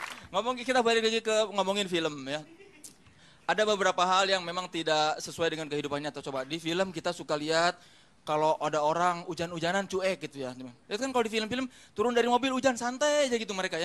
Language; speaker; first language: Indonesian; native; Indonesian